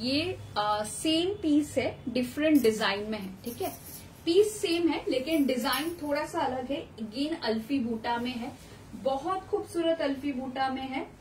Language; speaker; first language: Hindi; non-native, local second language; Bangla